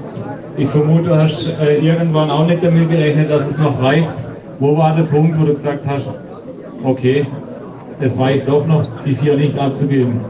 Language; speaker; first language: German; native; German